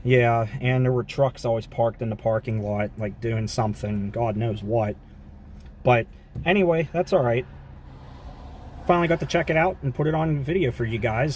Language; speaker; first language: English; native; English